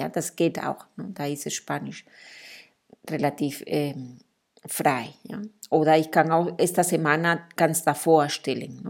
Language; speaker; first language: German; non-native, fluent; Spanish